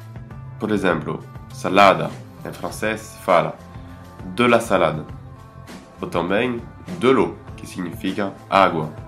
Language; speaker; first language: Portuguese; non-native, fluent; French